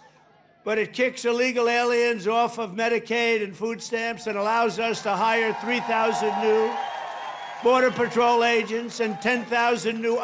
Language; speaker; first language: English; native; English